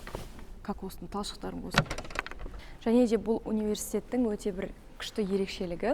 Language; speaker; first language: Kazakh; native; Kazakh